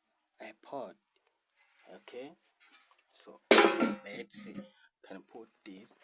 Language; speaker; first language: English; non-native, learner; Rundi